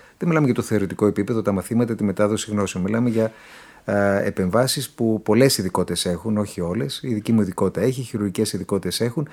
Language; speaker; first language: Greek; native; Greek